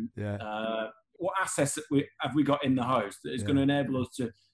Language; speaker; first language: English; native; English